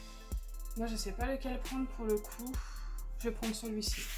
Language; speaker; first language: French; native; French